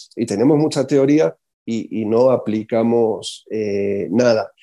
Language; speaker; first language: Spanish; native; Spanish